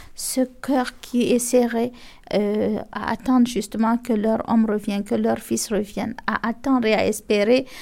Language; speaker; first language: French; non-native, local second language; Fula